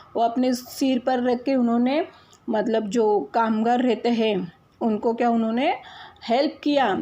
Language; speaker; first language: Hindi; non-native, local second language; Marathi